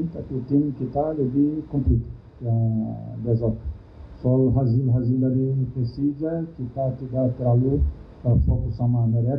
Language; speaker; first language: Indonesian; non-native, fluent; Thai